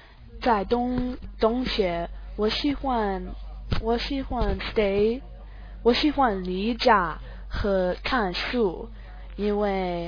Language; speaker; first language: Chinese; non-native, learner; English